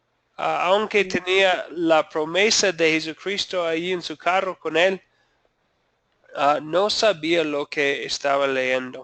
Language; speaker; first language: Spanish; non-native, fluent; English